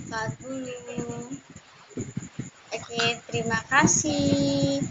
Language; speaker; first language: Indonesian; native; Indonesian